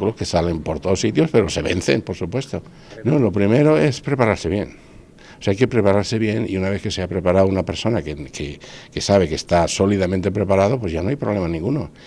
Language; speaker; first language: Spanish; native; Spanish